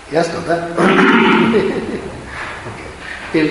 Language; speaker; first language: Russian; non-native, learner; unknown